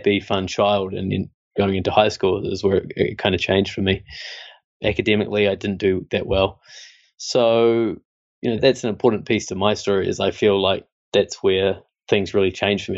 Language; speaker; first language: English; native; English